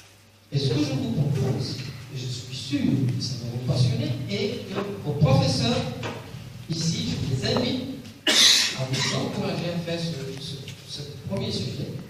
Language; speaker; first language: French; non-native, local second language; Arabic